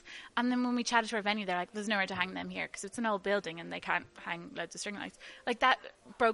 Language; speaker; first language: English; native; English